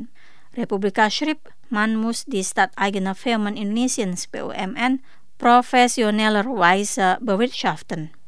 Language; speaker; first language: German; non-native, fluent; Indonesian